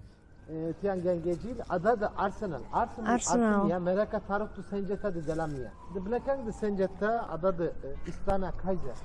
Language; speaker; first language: Indonesian; non-native, learner; Turkish